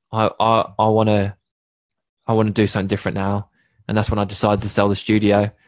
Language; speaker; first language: English; native; English